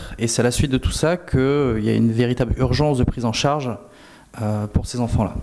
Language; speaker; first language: French; native; French